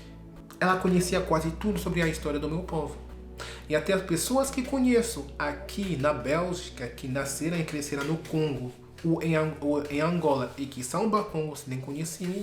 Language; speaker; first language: Portuguese; non-native, fluent; French